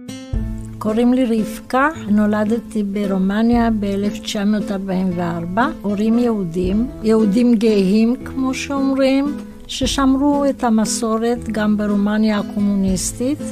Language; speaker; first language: Hebrew; non-native, fluent; Romanian